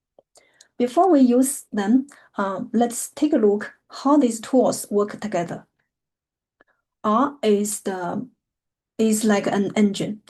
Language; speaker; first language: English; non-native, fluent; Chinese